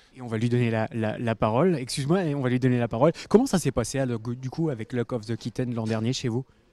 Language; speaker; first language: French; native; French